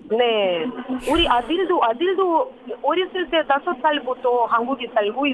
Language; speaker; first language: Korean; non-native, learner; Russian